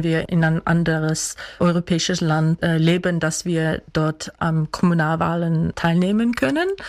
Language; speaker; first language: German; non-native, fluent; Dutch